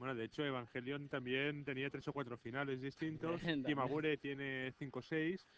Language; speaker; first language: Spanish; native; Spanish